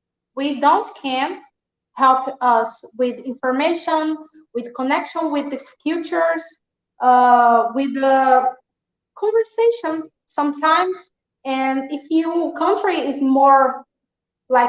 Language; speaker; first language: English; non-native, learner; Portuguese